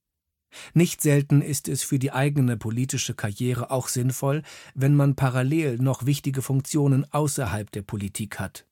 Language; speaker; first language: German; native; German